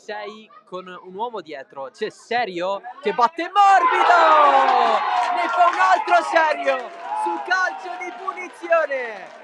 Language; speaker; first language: Italian; native; Italian